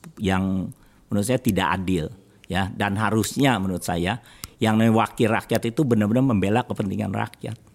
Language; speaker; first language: Indonesian; native; Indonesian